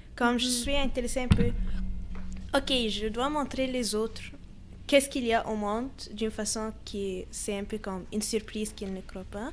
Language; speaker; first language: French; non-native, fluent; Arabic